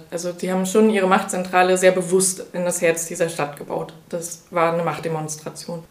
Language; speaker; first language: German; native; German